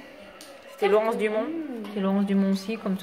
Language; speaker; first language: French; native; French